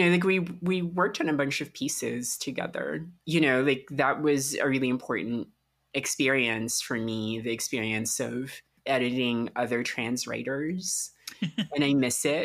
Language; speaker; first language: English; non-native, local second language; Filipino